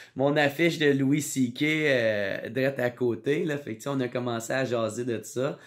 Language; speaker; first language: French; native; French